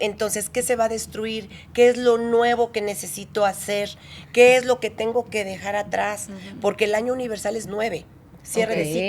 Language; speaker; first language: Spanish; native; Spanish